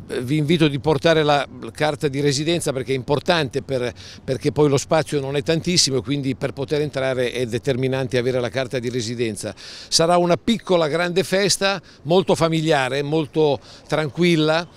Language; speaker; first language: Italian; native; Italian